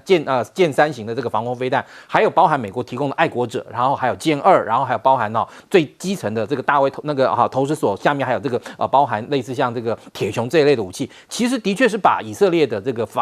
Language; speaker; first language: Chinese; native; Chinese